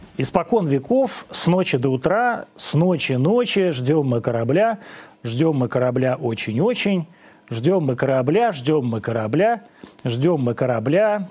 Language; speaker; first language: Russian; native; Russian